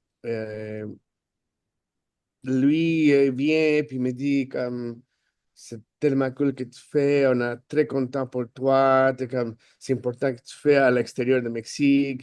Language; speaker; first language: French; non-native, fluent; Spanish